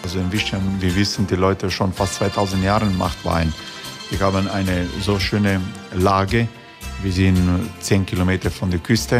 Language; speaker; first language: German; non-native, fluent; Croatian